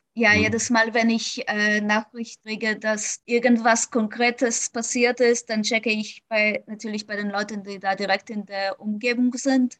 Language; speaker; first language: German; non-native, fluent; Ukrainian